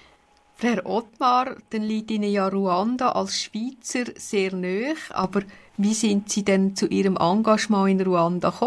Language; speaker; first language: German; native; German